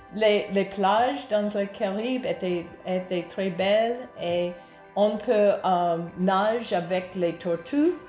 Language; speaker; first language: French; non-native, learner; English